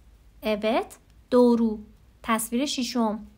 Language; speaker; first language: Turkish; non-native, fluent; Persian